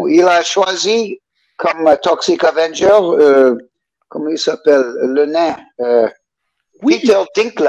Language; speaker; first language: French; non-native, learner; English